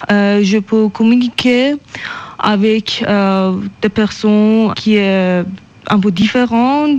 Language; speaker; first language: French; non-native, learner; Persian